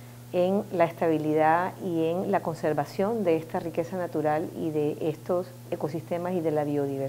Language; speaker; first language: Spanish; native; Spanish